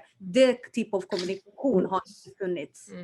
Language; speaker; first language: Swedish; early bilingual, other home language; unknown